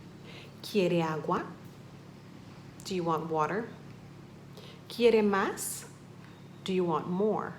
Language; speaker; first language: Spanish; non-native, fluent; English